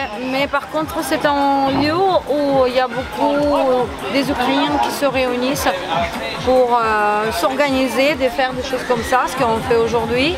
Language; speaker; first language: French; non-native, learner; Ukrainian